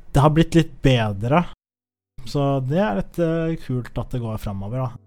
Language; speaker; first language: Norwegian; early bilingual, other home language; Somali